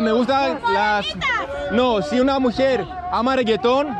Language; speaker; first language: Spanish; non-native, learner; Greek